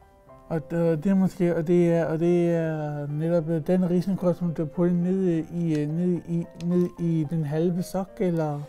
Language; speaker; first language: Danish; native; Danish